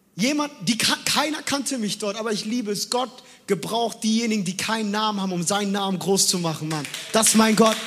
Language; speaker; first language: German; native; German